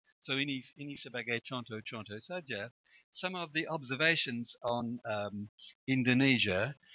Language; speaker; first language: Indonesian; non-native, fluent; English